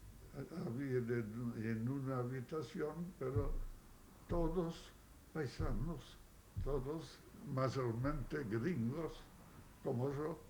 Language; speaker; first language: Spanish; non-native, fluent; Yiddish